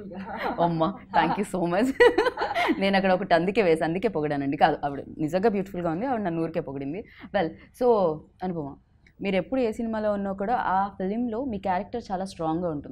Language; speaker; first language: Telugu; native; Telugu